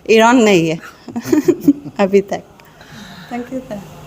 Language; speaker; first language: Hindi; non-native, learner; Persian